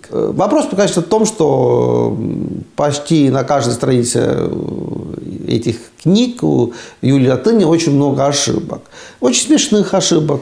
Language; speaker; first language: Russian; non-native, fluent; Estonian